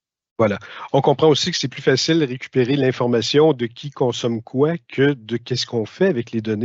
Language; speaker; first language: French; native; French